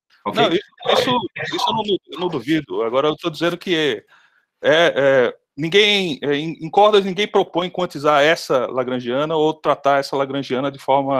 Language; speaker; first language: Portuguese; native; Portuguese